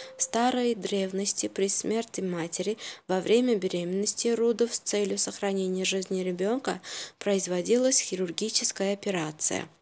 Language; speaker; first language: Russian; non-native, local second language; Uzbek